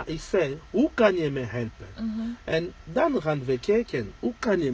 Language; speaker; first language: Dutch; non-native, learner; Lingala